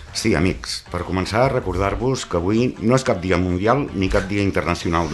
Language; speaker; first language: Catalan; native; Catalan